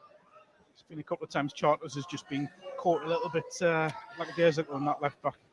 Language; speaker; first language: English; native; English